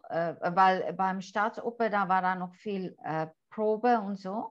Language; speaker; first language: German; non-native, fluent; English